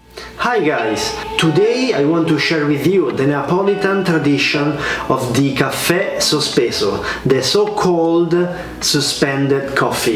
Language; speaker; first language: English; non-native, fluent; Italian